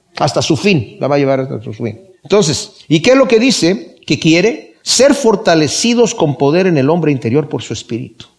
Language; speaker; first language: Spanish; native; Spanish